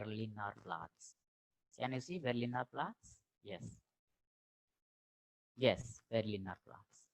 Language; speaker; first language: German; non-native, fluent; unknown